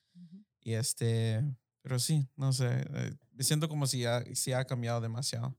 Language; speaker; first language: Spanish; early bilingual, heritage; Spanish